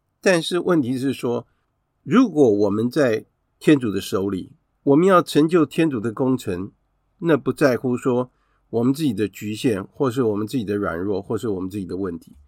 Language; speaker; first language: Chinese; native; Chinese